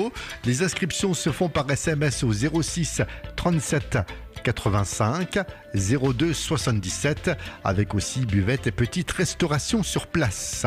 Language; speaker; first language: French; native; French